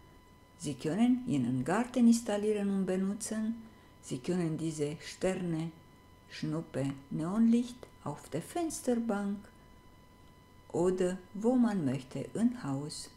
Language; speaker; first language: German; non-native, fluent; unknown